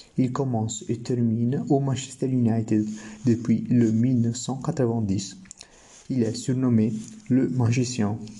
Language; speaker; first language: French; non-native, learner; Italian